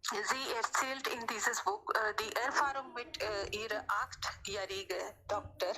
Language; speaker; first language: German; non-native, learner; Hindi